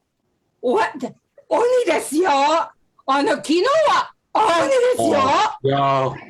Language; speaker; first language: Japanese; non-native, learner; English